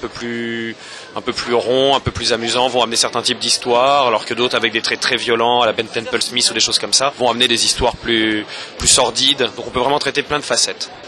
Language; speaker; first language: French; native; French